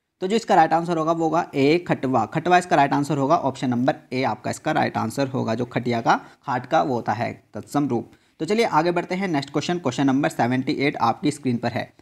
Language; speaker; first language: Hindi; native; Hindi